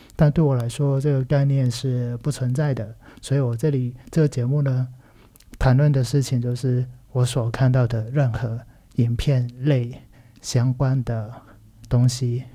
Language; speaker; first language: Chinese; non-native, local second language; Cantonese